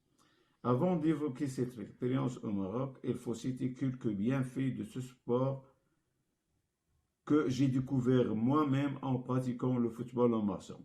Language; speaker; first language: French; non-native, local second language; Arabic